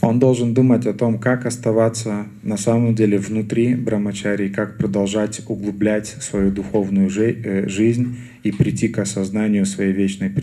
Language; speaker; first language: Russian; native; Russian